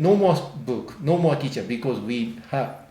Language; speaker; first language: English; non-native, learner; Japanese